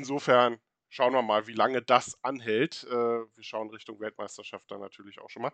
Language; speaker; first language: German; native; German